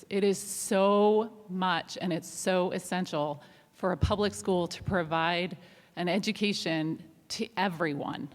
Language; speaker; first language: English; non-native, fluent; German